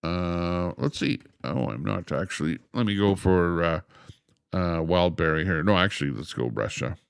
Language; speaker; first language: English; native; English